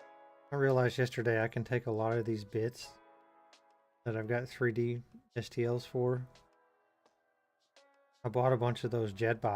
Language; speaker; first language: English; native; English